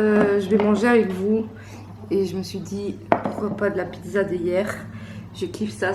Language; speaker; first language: French; native; French